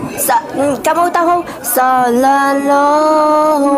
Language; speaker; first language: Indonesian; non-native, learner; Vietnamese